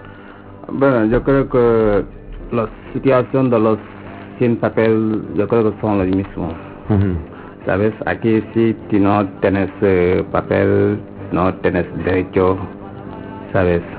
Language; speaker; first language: Spanish; non-native, learner; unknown